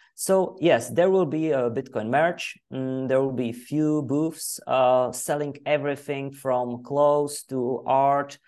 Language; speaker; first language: English; non-native, fluent; Czech